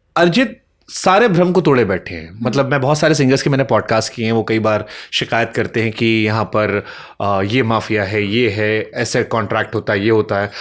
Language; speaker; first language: Hindi; native; Hindi